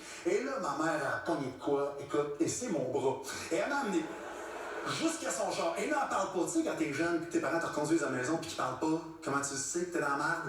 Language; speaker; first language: French; native; French